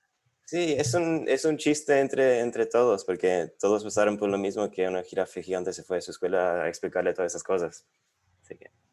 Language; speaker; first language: Spanish; non-native, fluent; English